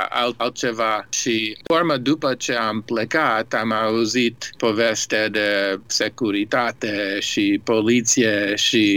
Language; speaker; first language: Romanian; early bilingual, heritage; Romanian